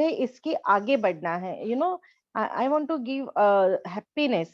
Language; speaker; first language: Hindi; native; Hindi